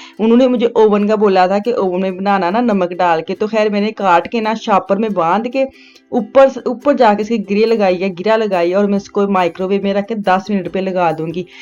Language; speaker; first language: Urdu; non-native, local second language; Punjabi